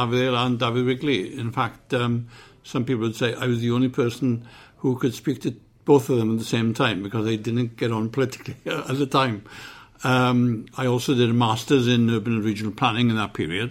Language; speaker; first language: English; native; English